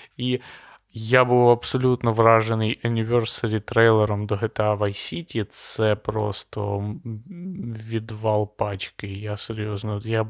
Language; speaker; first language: Ukrainian; non-native, local second language; Russian